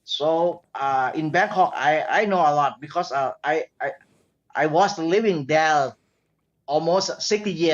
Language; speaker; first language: English; non-native, learner; Thai